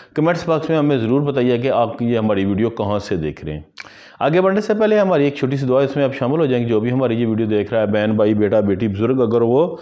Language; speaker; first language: Urdu; non-native, local second language; Punjabi